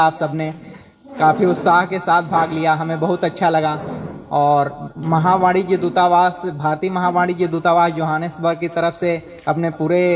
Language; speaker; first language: Hindi; native; Hindi